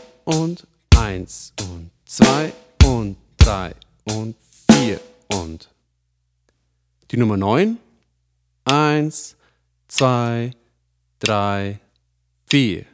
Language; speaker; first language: German; native; German